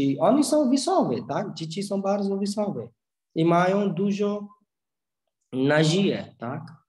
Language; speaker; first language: Polish; non-native, learner; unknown